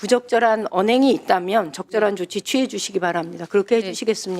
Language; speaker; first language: Korean; native; Korean